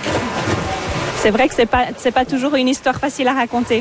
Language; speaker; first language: French; native; French